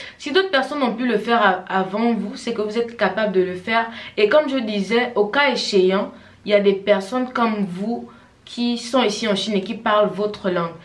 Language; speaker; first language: French; non-native, local second language; Fang